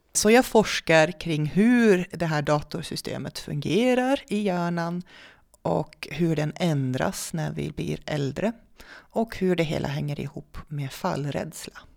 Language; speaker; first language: Swedish; non-native, fluent; Dutch